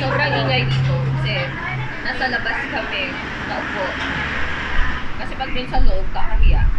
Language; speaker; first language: Filipino; non-native, local second language; Cebuano